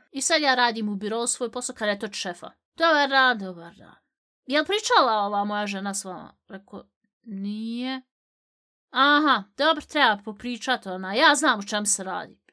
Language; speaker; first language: Bosnian; early bilingual, heritage; Bosnian